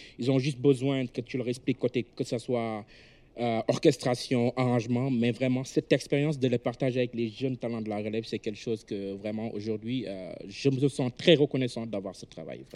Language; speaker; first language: French; non-native, local second language; Wolof